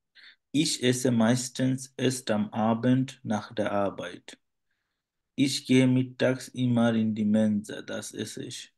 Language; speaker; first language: German; non-native, fluent; Bangla